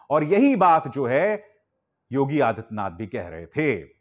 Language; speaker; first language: Hindi; native; Hindi